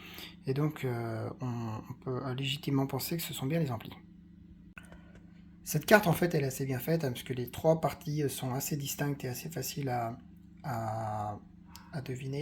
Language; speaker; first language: French; native; French